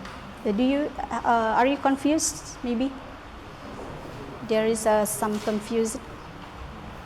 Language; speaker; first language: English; non-native, learner; Indonesian